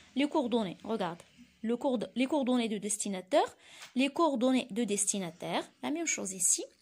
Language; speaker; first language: French; non-native, local second language; Arabic